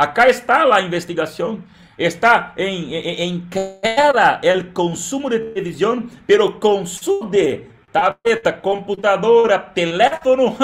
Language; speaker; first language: Spanish; non-native, learner; Portuguese